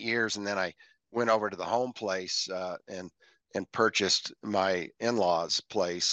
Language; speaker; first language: English; native; English